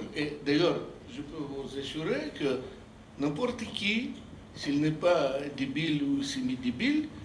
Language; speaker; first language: French; non-native, fluent; Russian